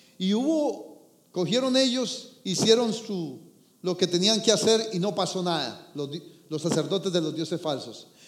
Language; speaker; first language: Spanish; native; Spanish